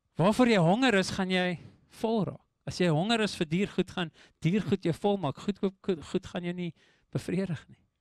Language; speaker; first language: Afrikaans; non-native, local second language; English